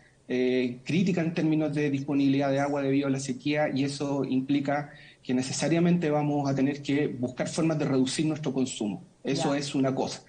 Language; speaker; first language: Spanish; native; Spanish